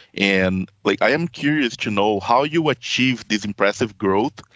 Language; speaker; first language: English; non-native, fluent; Portuguese